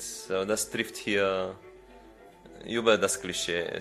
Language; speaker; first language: German; non-native, learner; Bulgarian